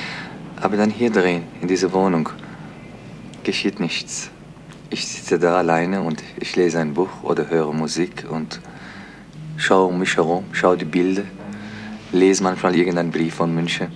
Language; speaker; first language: German; non-native, fluent; Persian